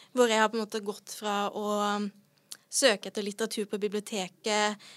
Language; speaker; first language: Norwegian; native; Norwegian